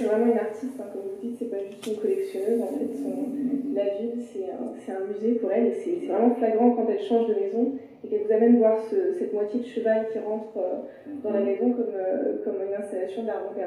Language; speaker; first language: French; native; French